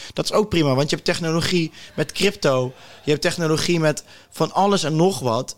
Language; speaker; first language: Dutch; native; Dutch